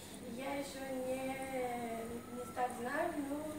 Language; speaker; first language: Russian; early bilingual, heritage; Russian